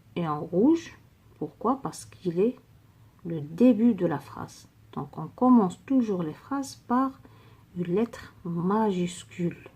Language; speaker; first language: French; non-native, local second language; Arabic